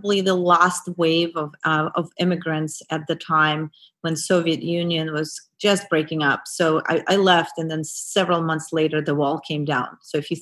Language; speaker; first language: English; non-native, fluent; Azerbaijani